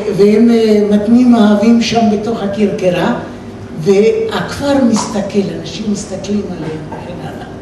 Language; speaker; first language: Hebrew; native; Hebrew